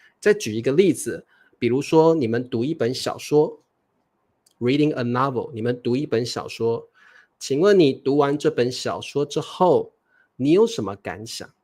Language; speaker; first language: Chinese; native; Chinese